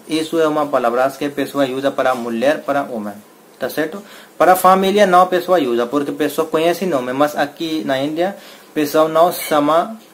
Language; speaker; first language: Portuguese; non-native, learner; Hindi